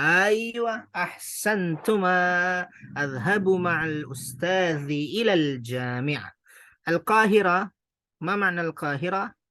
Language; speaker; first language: Arabic; non-native, fluent; Indonesian